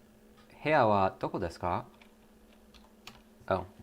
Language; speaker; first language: Japanese; non-native, learner; English